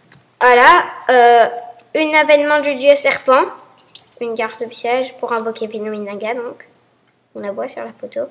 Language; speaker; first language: French; native; French